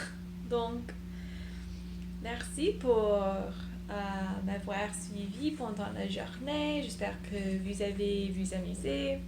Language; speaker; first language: French; non-native, learner; English